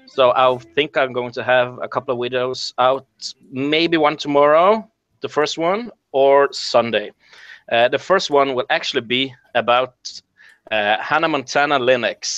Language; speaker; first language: English; non-native, fluent; Norwegian